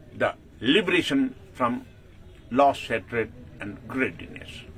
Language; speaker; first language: English; non-native, local second language; Nepali